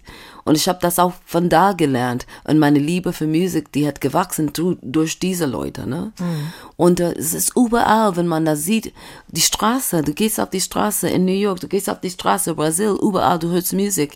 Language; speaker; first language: German; non-native, fluent; English